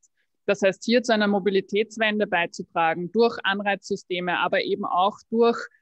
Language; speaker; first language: German; native; German